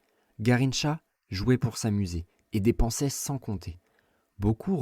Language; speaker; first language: French; native; French